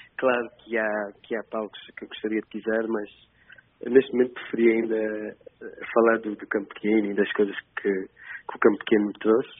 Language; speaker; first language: Portuguese; non-native, local second language; Kabuverdianu